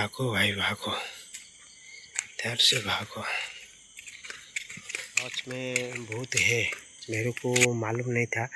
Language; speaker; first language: Hindi; non-native, local second language; Odia